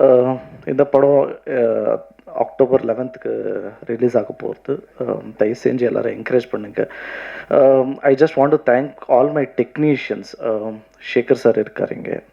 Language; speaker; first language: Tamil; non-native, local second language; Kannada